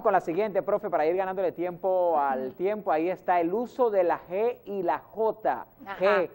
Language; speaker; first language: Spanish; native; Spanish